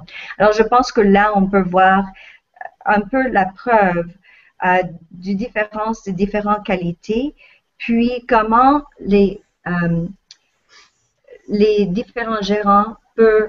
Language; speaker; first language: French; non-native, local second language; English